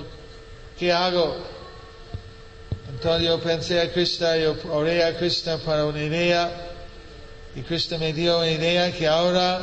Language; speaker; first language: Spanish; non-native, fluent; English